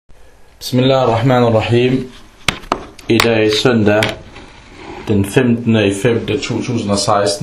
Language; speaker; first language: Danish; early bilingual, other home language; Arabic